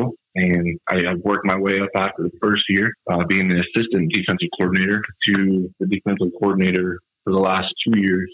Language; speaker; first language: English; native; English